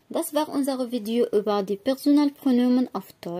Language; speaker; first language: German; non-native, fluent; Arabic